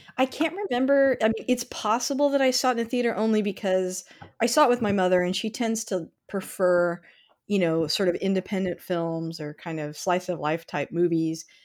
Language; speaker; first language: English; native; English